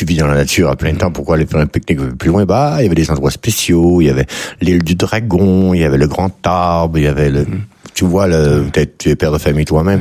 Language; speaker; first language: French; native; French